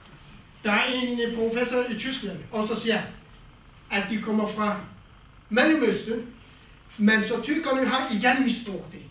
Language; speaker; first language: Danish; non-native, fluent; Kurdish